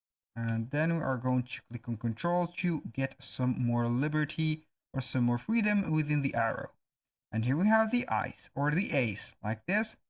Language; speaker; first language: English; non-native, fluent; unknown